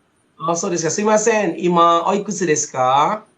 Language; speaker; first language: Japanese; non-native, fluent; Malay